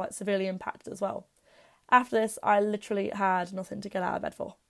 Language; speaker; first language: English; native; English